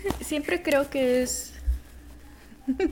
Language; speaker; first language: Spanish; early bilingual, heritage; Spanish